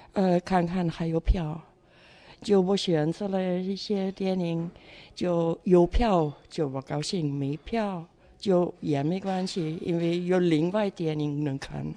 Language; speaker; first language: Chinese; non-native, fluent; German